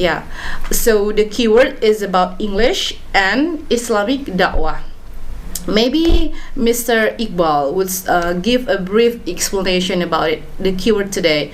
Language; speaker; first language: English; non-native, fluent; Indonesian